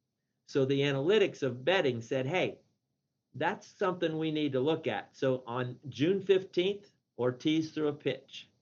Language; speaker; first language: English; native; English